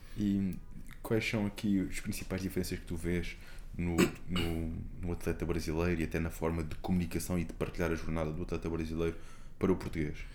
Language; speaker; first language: Portuguese; native; Portuguese